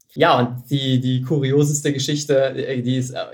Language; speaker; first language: German; native; German